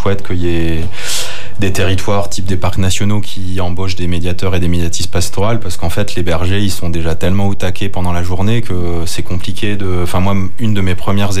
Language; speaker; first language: French; native; French